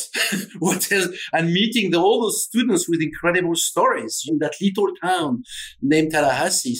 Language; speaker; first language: English; non-native, fluent; French